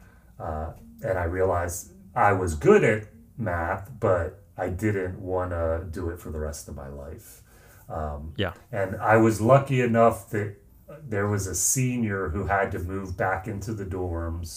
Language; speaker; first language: English; native; English